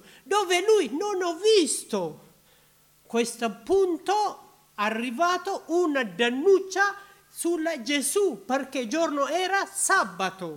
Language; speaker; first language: Italian; non-native, learner; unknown